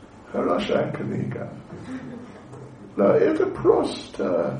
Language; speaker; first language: Russian; non-native, learner; English